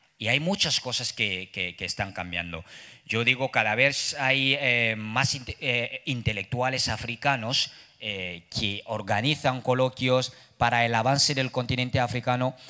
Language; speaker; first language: Spanish; non-native, fluent; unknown